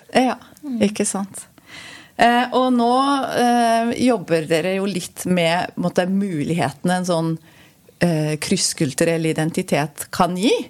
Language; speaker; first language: Norwegian; non-native, fluent; German